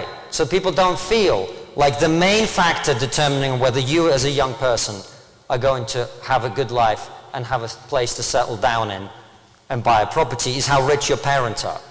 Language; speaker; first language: English; early bilingual, other home language; Russian